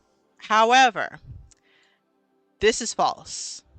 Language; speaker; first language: English; native; English